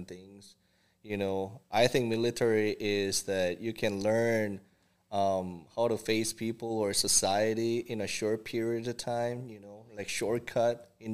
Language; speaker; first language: English; non-native, fluent; Korean